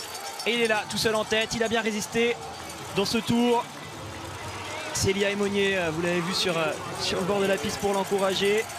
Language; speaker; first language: French; native; French